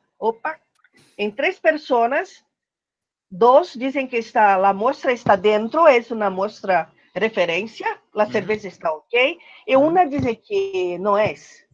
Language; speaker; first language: Spanish; non-native, learner; Portuguese